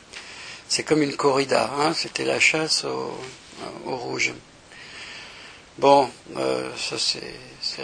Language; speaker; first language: French; native; French